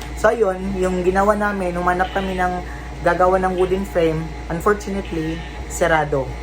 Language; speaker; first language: Filipino; non-native, local second language; Cebuano